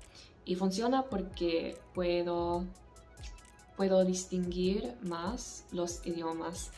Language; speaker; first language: Spanish; non-native, fluent; English